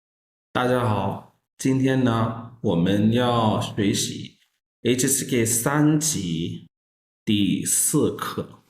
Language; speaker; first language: Chinese; non-native, fluent; Urdu